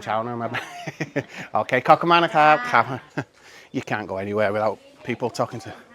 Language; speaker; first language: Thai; non-native, learner; English